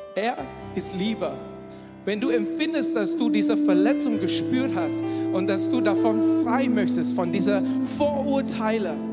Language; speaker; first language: German; non-native, fluent; Malay